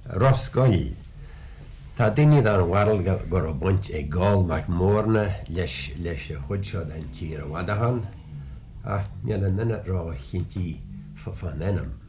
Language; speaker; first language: Irish; native; Irish